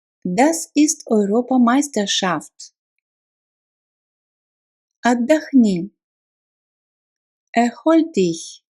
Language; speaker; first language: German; non-native, fluent; Russian